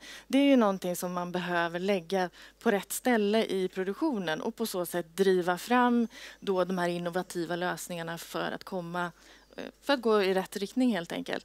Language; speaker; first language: Swedish; native; Swedish